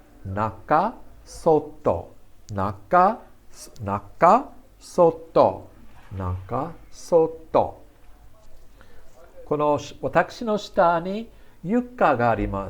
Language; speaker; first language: Japanese; non-native, fluent; English